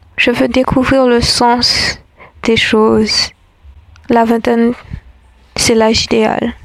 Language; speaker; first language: French; non-native, local second language; Haitian Creole